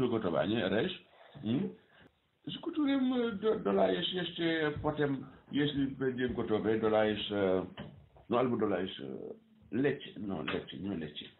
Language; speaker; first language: Polish; non-native, learner; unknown